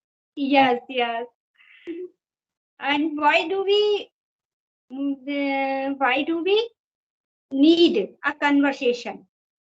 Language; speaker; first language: English; non-native, fluent; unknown